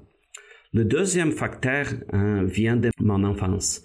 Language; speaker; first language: French; non-native, fluent; Portuguese